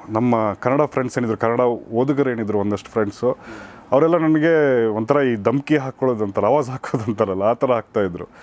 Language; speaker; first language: Kannada; native; Kannada